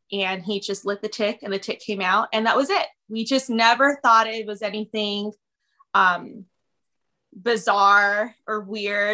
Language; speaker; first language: English; native; English